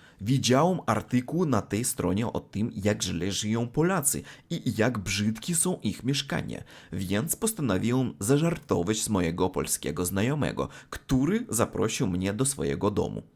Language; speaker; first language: Polish; non-native, learner; Russian